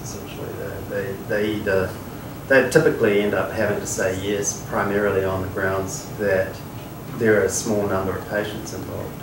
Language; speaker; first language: English; native; English